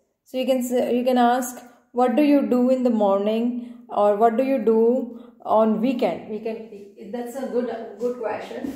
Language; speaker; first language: English; non-native, local second language; Punjabi